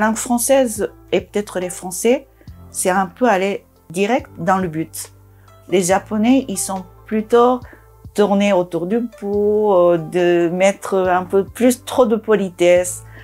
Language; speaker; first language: French; non-native, fluent; Japanese